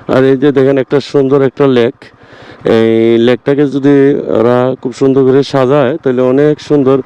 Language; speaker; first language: Bangla; non-native, local second language; Sylheti